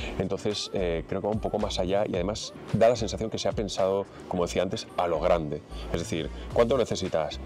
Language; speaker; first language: Spanish; native; Spanish